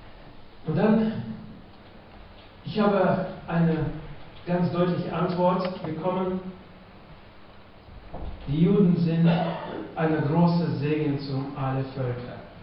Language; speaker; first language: German; non-native, fluent; Russian